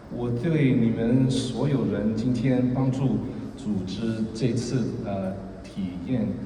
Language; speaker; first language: Chinese; early bilingual, heritage; Chinese